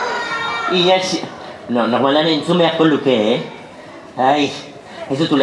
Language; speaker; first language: Basque; native; Basque